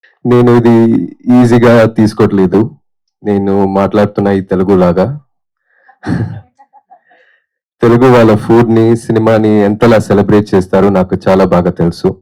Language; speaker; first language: Telugu; non-native, local second language; Tamil